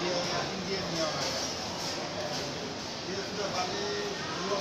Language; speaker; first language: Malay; non-native, local second language; Bangla